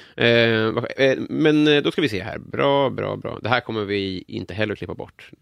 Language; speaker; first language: Swedish; native; Swedish